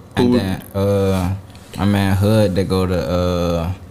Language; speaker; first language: English; native; English